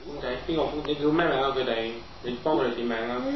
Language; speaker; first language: Cantonese; native; Cantonese